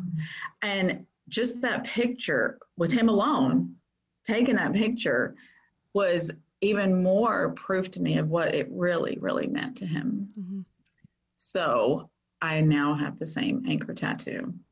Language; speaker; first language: English; native; English